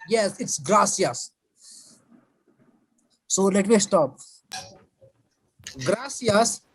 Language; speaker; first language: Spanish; non-native, fluent; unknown